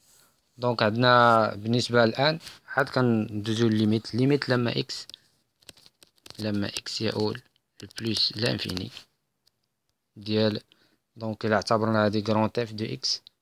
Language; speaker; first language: Arabic; native; Arabic